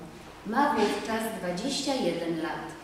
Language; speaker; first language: Polish; native; Polish